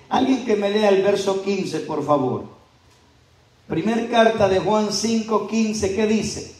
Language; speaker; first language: Spanish; native; Spanish